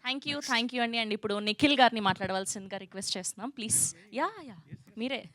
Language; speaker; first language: Telugu; native; Telugu